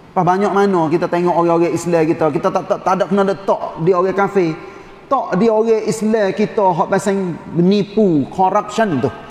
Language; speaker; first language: Malay; native; Malay